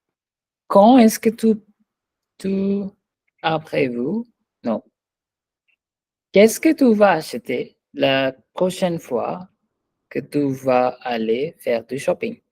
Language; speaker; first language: French; non-native, fluent; Hindi